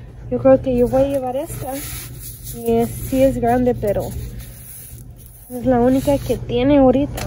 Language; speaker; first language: Spanish; early bilingual, other home language; English